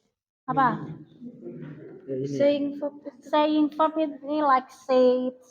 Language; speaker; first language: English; non-native, learner; Indonesian